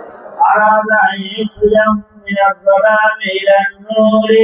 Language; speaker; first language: Arabic; non-native, learner; Bangla